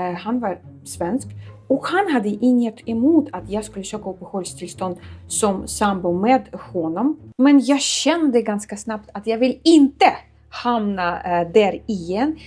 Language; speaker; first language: Swedish; non-native, fluent; Ukrainian